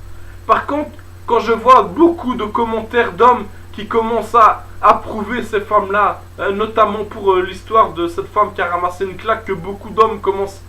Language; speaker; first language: French; native; French